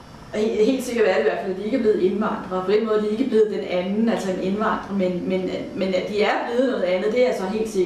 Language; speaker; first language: Danish; native; Danish